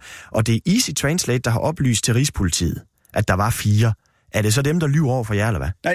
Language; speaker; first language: Danish; native; Danish